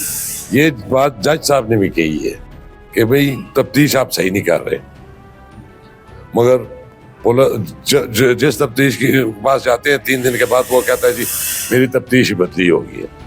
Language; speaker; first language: Urdu; non-native, local second language; Pashto